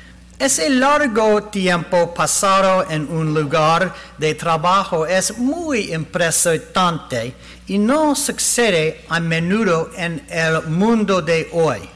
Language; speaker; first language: Spanish; non-native, learner; English